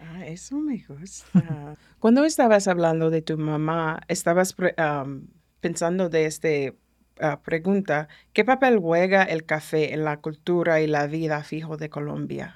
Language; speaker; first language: Spanish; early bilingual, heritage; Spanish